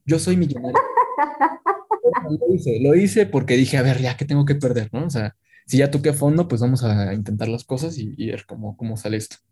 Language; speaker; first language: Spanish; native; Spanish